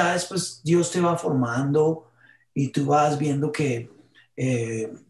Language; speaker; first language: Spanish; early bilingual, heritage; Spanish